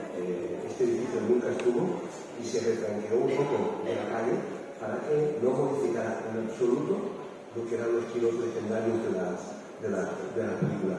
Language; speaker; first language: Spanish; native; Spanish